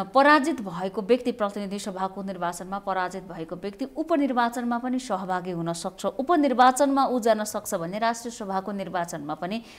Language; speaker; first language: Nepali; native; Nepali